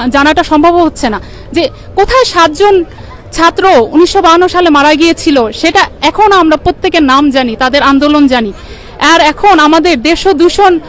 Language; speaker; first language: Bangla; native; Bangla